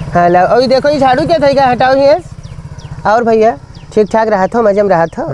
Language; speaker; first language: Hindi; native; Hindi